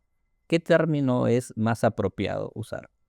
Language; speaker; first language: Spanish; native; Spanish